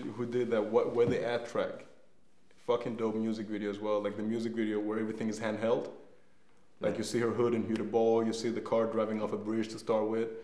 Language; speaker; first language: English; non-native, fluent; Danish